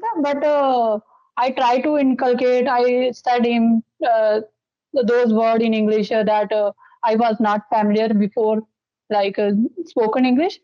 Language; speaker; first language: English; non-native, local second language; Dogri